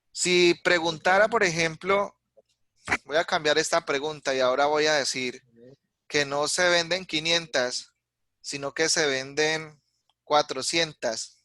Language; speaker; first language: Spanish; native; Spanish